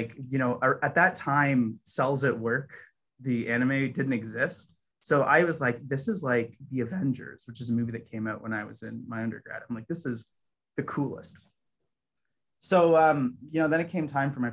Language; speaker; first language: English; native; English